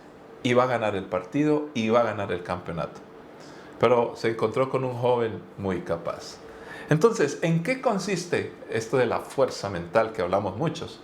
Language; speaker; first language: Spanish; native; Spanish